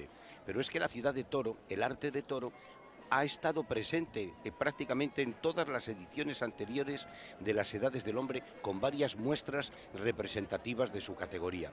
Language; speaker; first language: Spanish; native; Spanish